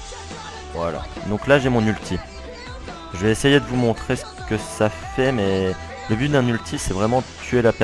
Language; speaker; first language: French; native; French